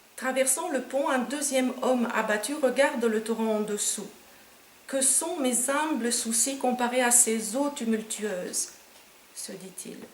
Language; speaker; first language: French; non-native, fluent; Romanian